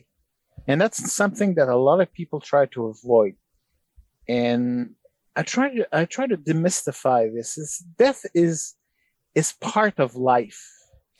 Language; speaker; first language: English; native; English